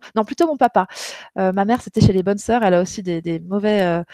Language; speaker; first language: French; native; French